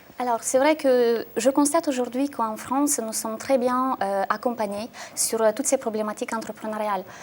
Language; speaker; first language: French; non-native, fluent; Russian